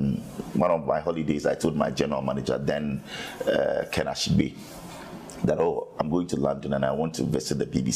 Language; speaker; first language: English; non-native, local second language; Akan